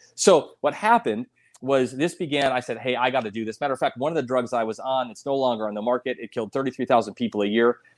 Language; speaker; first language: English; native; English